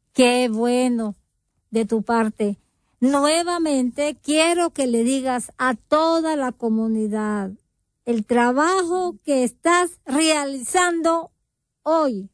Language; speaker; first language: Spanish; native; Spanish